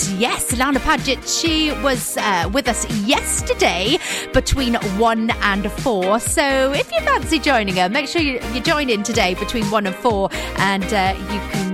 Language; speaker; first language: English; native; English